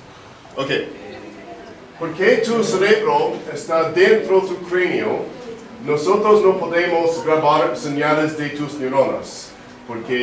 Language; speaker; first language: Spanish; non-native, learner; English